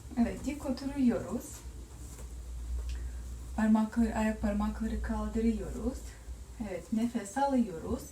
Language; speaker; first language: Turkish; non-native, learner; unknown